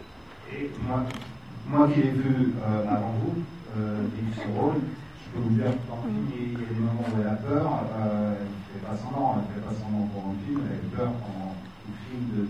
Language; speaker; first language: French; native; French